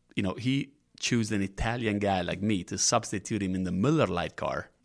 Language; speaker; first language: English; non-native, fluent; Italian